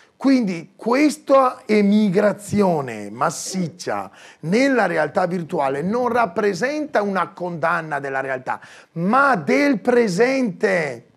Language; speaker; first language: Italian; native; Italian